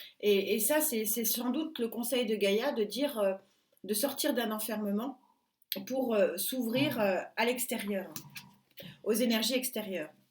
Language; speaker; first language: French; native; French